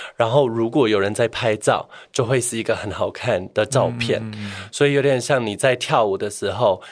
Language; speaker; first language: Chinese; non-native, fluent; English